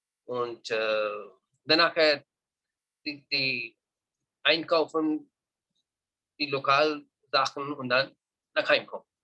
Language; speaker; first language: German; non-native, learner; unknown